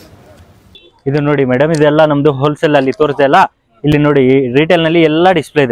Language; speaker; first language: Kannada; non-native, local second language; Urdu